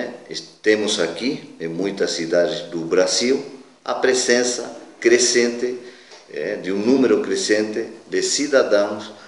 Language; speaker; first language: Portuguese; non-native, fluent; Spanish